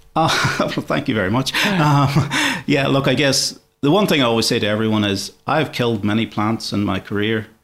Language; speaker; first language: English; native; English